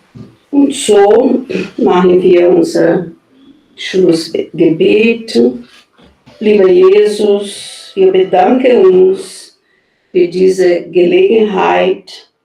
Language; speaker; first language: German; non-native, fluent; Portuguese